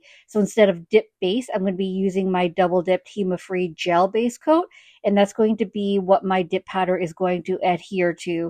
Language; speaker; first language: English; native; English